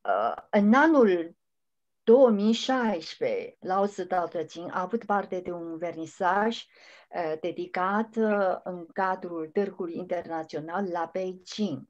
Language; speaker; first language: Romanian; non-native, fluent; Chinese